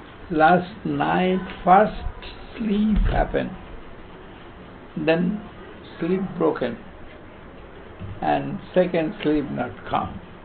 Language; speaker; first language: English; non-native, local second language; Bangla